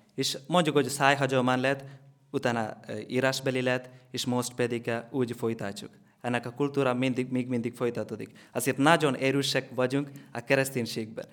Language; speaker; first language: Hungarian; non-native, learner; Malayalam